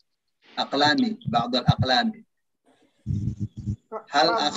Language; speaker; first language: Arabic; non-native, fluent; Indonesian